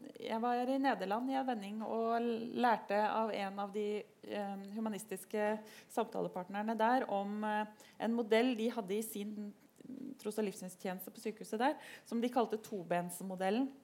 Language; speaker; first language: Norwegian; native; Norwegian